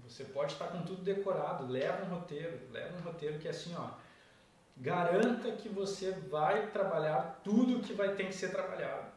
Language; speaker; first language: Portuguese; native; Portuguese